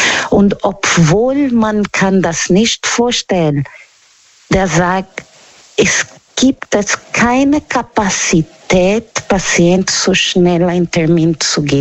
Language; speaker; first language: German; non-native, learner; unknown